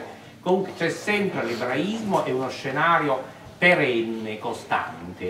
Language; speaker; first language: Italian; native; Italian